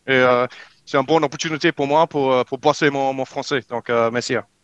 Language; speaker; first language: French; non-native, learner; English